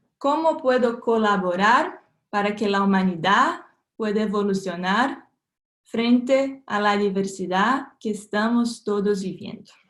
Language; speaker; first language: Spanish; non-native, fluent; Portuguese